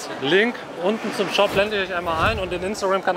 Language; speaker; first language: German; native; German